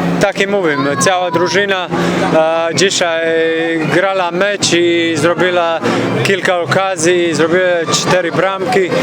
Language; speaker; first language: Polish; non-native, learner; Croatian